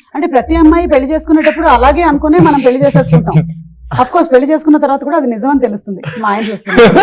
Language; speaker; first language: Telugu; non-native, local second language; Malayalam